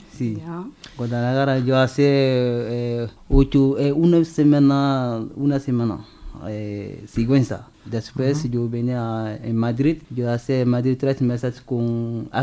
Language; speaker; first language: Spanish; non-native, learner; French